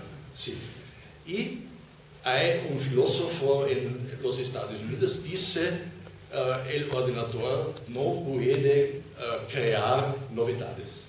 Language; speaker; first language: Spanish; non-native, fluent; German